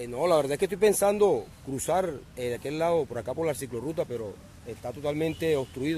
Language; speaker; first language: Spanish; native; Spanish